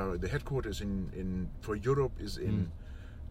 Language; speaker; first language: English; non-native, fluent; German